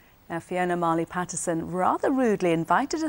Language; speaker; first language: English; native; English